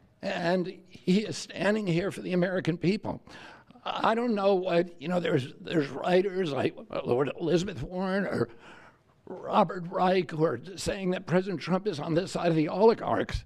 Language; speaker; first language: English; native; English